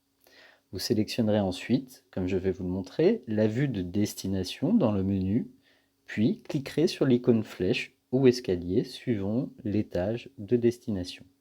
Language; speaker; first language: French; native; French